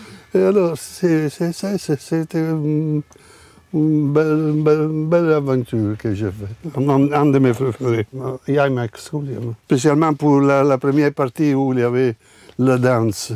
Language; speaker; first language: French; non-native, fluent; Italian